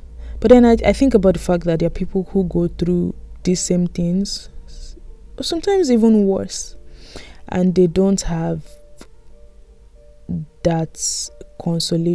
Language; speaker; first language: English; non-native, local second language; Yoruba